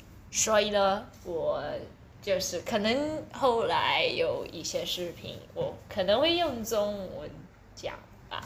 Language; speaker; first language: Chinese; early bilingual, heritage; Chinese